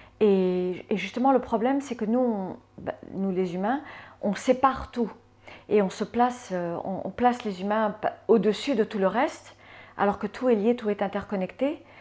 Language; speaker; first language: French; early bilingual, other home language; English